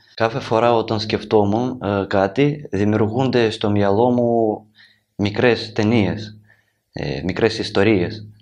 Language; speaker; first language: Greek; non-native, learner; Ukrainian